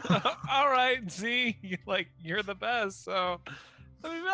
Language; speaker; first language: English; native; English